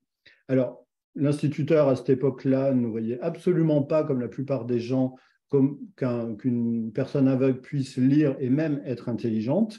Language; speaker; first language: French; native; French